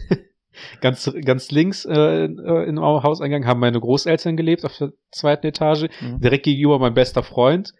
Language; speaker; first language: German; early bilingual, other home language; Russian